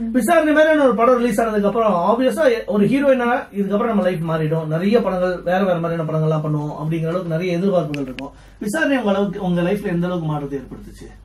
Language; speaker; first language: Tamil; native; Tamil